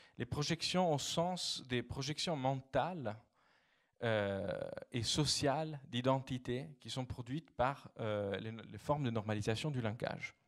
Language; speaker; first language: French; non-native, fluent; Italian